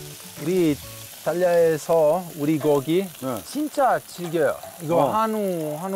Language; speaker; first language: Korean; non-native, fluent; Italian